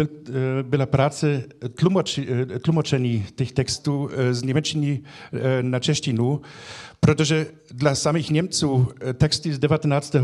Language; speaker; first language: Czech; non-native, fluent; German